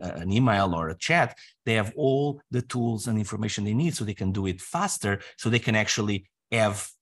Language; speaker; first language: English; non-native, fluent; Portuguese